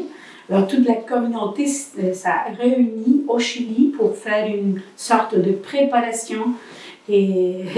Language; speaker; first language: French; non-native, learner; Spanish